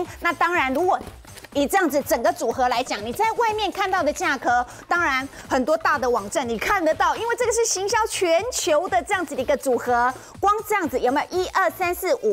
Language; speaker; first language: Chinese; native; Chinese